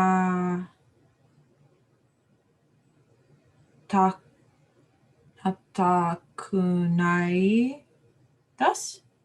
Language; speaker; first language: Japanese; non-native, learner; English